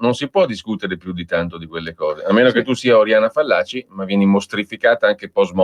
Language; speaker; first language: Italian; native; Italian